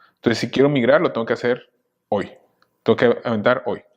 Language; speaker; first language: Spanish; native; Spanish